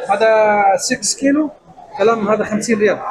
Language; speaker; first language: Arabic; non-native, learner; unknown